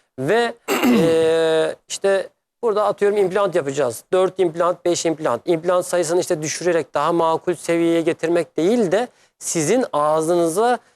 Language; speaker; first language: Turkish; native; Turkish